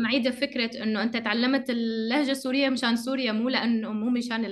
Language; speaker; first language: Arabic; native; Arabic